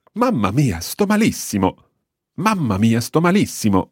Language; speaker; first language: Italian; non-native, fluent; English